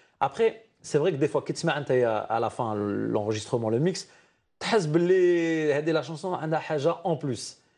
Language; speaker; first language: French; non-native, local second language; Arabic